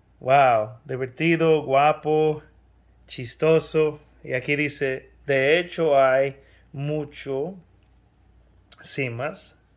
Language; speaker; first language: Spanish; early bilingual, heritage; Spanish